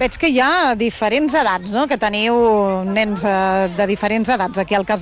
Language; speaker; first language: Catalan; native; Catalan